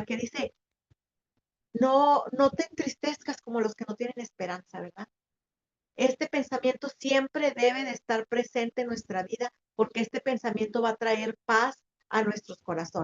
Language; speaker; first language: Spanish; native; Spanish